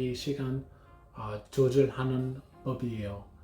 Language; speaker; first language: Korean; non-native, learner; English